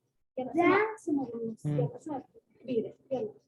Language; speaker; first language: Arabic; native; Arabic